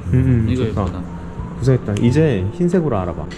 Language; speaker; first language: Korean; native; Korean